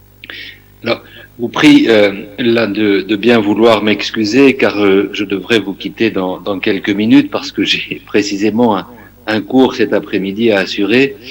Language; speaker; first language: French; native; French